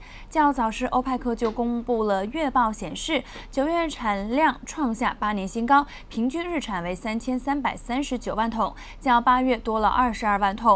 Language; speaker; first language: Chinese; non-native, local second language; Cantonese